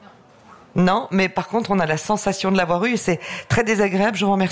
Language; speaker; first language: French; native; French